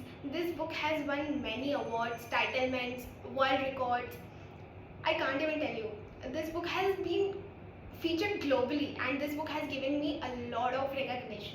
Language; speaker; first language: English; non-native, local second language; Hindi